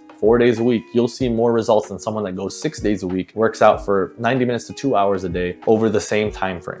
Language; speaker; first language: English; native; English